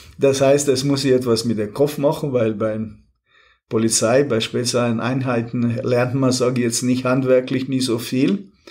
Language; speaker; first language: German; non-native, fluent; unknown